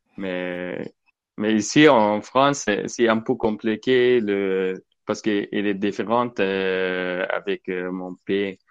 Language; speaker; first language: French; non-native, learner; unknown